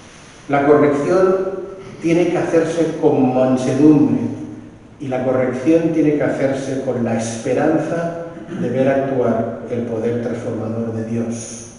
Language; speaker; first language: Spanish; native; Spanish